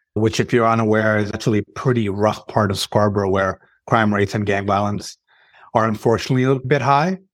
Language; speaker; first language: English; early bilingual, other home language; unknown